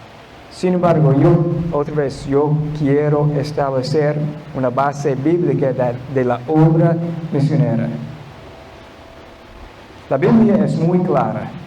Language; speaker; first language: Spanish; non-native, fluent; English